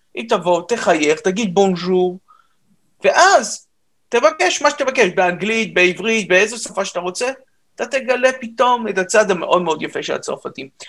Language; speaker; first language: Hebrew; native; Hebrew